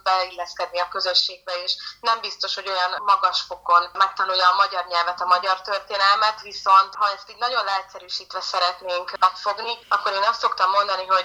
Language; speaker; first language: Hungarian; native; Hungarian